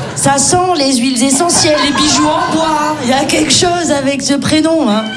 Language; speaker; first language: French; native; French